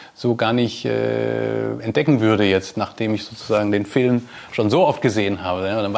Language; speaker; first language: German; native; German